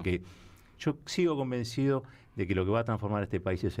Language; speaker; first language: Spanish; native; Spanish